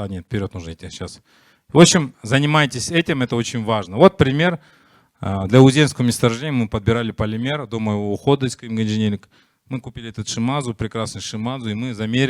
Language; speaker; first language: Russian; native; Russian